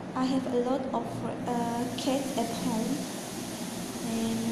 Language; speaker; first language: English; non-native, local second language; Malay